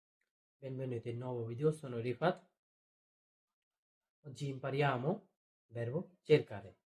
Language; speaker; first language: Italian; non-native, fluent; Bangla